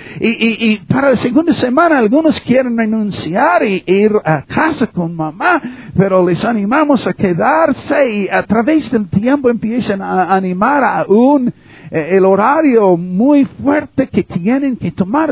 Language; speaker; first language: Spanish; non-native, fluent; English